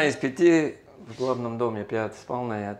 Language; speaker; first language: Russian; non-native, fluent; English